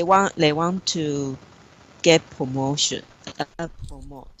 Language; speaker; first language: English; non-native, learner; Chinese